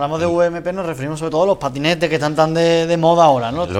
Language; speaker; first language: Spanish; native; Spanish